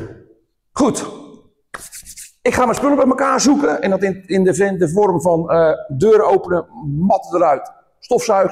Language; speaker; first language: Dutch; native; Dutch